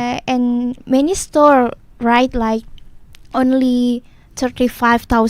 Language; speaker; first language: English; non-native, learner; Indonesian